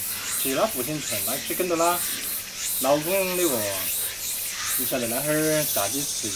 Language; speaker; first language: Chinese; native; Chinese